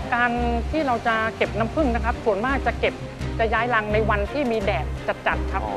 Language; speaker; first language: Thai; native; Thai